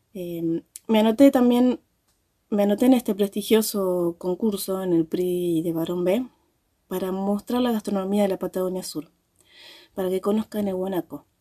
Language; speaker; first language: Spanish; native; Spanish